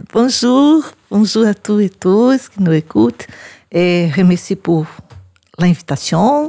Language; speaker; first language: French; non-native, learner; Portuguese